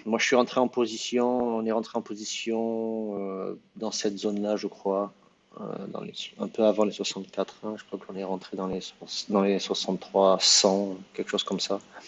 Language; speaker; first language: French; native; French